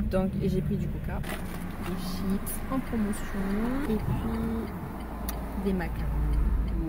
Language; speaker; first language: French; native; French